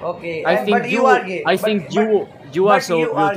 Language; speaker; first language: English; non-native, local second language; Hindi